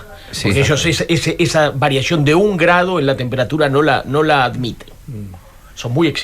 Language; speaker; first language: Spanish; native; Spanish